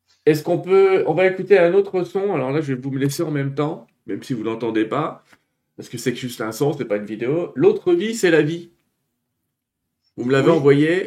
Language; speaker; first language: French; native; French